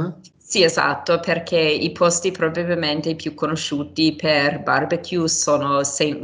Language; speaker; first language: Italian; non-native, fluent; English